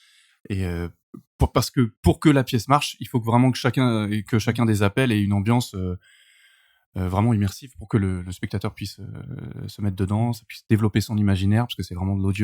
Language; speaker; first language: French; native; French